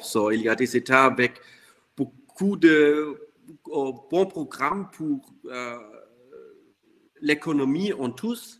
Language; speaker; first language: French; non-native, fluent; German